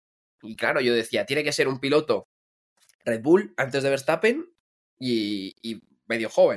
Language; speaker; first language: Spanish; native; Spanish